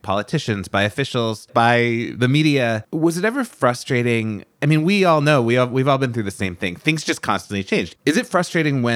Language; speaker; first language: English; native; English